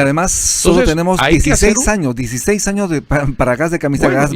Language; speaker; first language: Spanish; native; Spanish